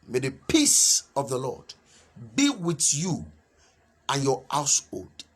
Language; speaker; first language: English; non-native, local second language; Yoruba